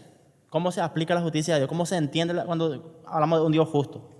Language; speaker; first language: Spanish; native; Spanish